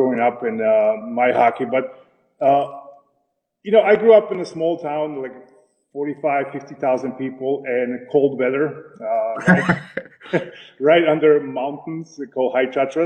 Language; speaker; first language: English; non-native, fluent; Slovak